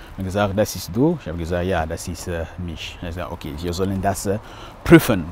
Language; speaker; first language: German; non-native, learner; French